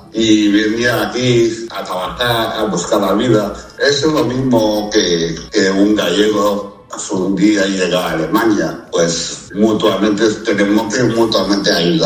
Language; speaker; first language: Spanish; non-native, fluent; Chinese